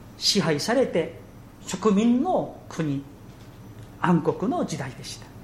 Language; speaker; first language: Japanese; non-native, fluent; Korean